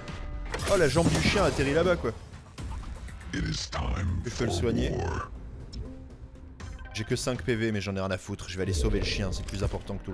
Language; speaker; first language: French; native; French